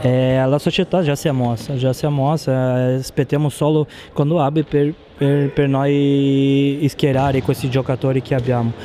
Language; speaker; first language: Italian; non-native, fluent; Portuguese